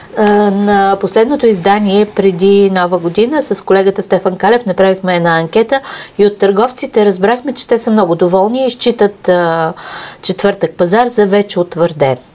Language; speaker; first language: Bulgarian; native; Bulgarian